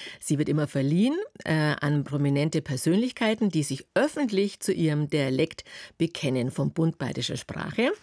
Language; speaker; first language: German; native; German